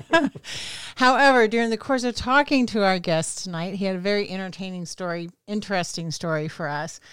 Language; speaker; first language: English; native; English